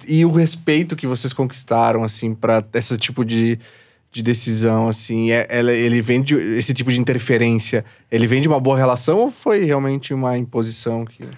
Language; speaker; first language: Portuguese; native; Portuguese